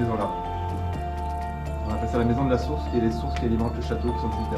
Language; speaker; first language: French; native; French